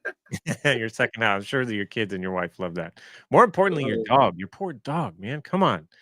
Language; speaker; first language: English; native; English